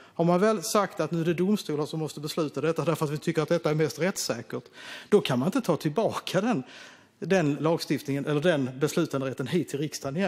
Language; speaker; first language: Swedish; native; Swedish